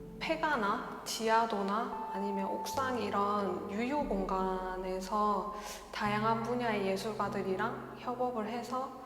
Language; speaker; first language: Korean; native; Korean